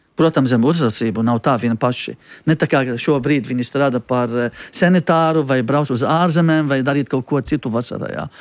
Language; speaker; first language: Latvian; non-native, fluent; Arabic